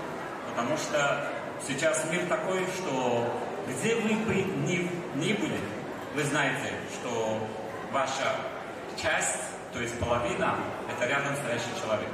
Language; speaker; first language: Russian; non-native, local second language; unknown